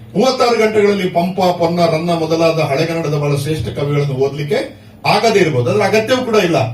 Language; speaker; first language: Kannada; non-native, local second language; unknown